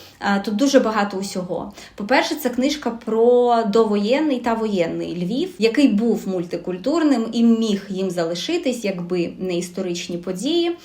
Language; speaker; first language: Ukrainian; non-native, local second language; Russian